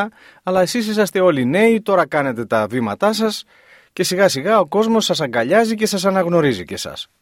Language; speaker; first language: Greek; native; Greek